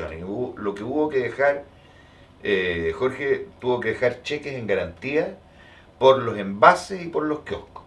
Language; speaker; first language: Spanish; native; Spanish